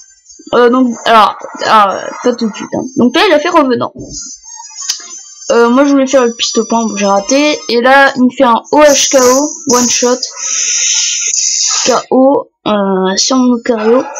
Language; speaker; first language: French; native; French